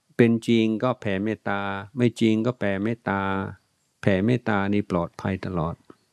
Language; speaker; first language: Thai; non-native, fluent; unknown